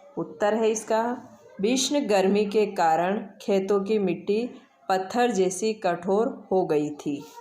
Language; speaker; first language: Hindi; native; Hindi